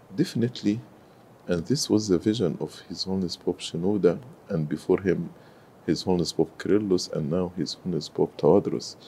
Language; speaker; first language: English; non-native, fluent; Arabic